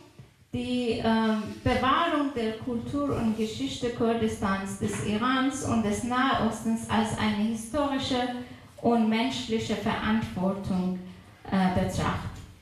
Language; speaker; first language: German; non-native, fluent; Persian